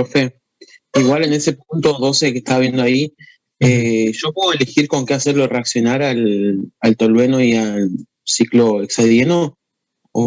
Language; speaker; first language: Spanish; native; Spanish